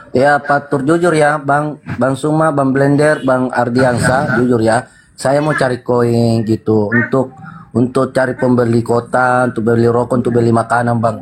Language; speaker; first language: Indonesian; non-native, local second language; Buginese